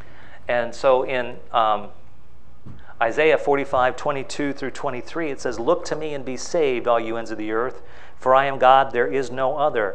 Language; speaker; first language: English; native; English